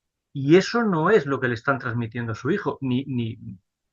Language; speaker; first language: Spanish; native; Spanish